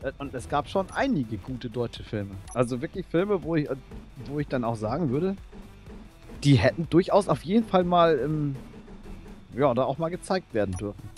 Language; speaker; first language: German; native; German